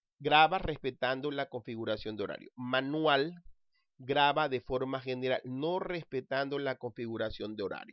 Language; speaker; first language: Spanish; native; Spanish